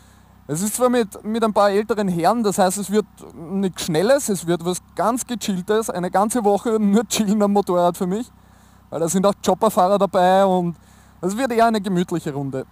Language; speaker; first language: German; native; German